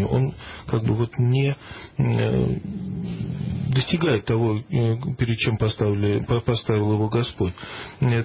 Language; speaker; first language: Russian; native; Russian